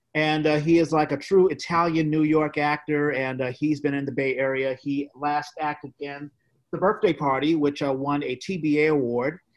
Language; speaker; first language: English; native; English